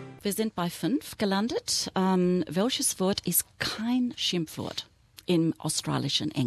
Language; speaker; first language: German; non-native, fluent; English